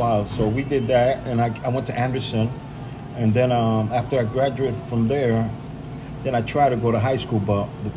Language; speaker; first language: English; native; English